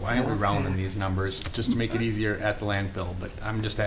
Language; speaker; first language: English; native; English